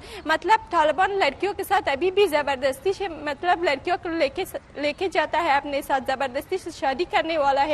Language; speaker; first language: Hindi; non-native, fluent; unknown